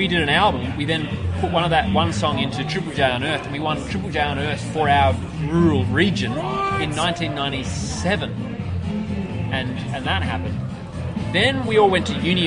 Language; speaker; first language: English; native; English